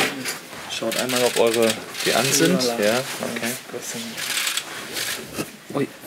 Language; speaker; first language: German; native; German